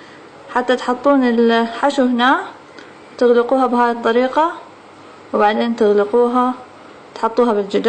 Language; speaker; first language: Arabic; native; Arabic